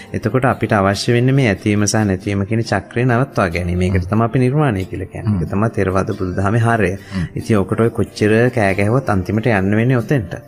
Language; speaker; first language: Sinhala; non-native, local second language; Tamil